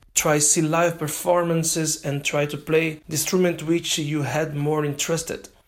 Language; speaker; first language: English; non-native, learner; Portuguese